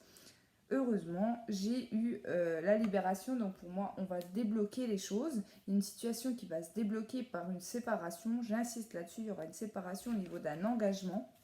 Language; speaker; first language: French; native; French